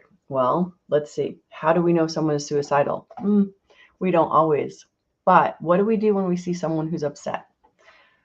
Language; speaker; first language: English; native; English